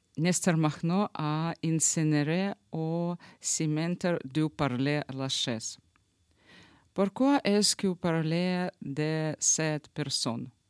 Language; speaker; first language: French; non-native, learner; Ukrainian